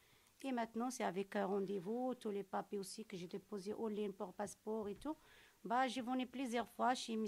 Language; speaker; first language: French; non-native, local second language; Arabic